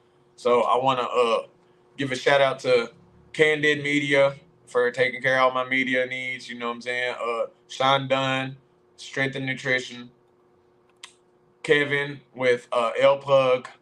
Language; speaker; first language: English; native; English